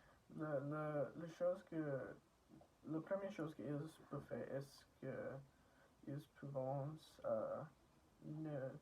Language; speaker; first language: French; non-native, learner; English